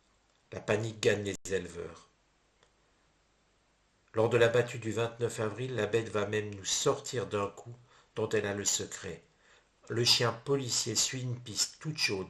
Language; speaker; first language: French; native; French